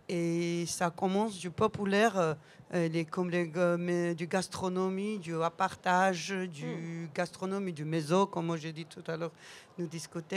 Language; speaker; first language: French; non-native, learner; Georgian